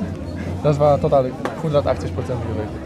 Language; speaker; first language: German; non-native, learner; Polish